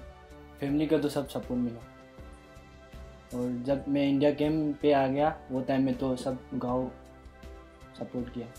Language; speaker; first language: Hindi; non-native, local second language; Bangla